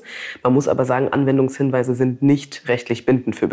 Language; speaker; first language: German; native; German